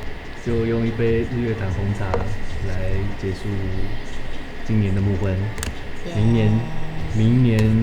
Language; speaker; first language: Chinese; native; Chinese